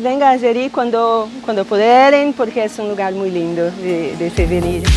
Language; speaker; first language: Spanish; non-native, learner; Portuguese